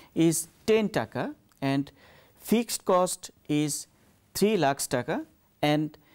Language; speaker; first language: English; non-native, local second language; Bangla